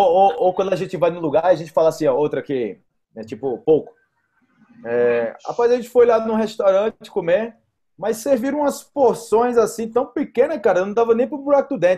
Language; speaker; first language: Portuguese; native; Portuguese